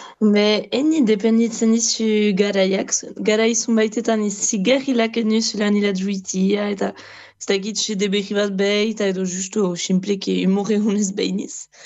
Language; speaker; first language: Basque; native; Basque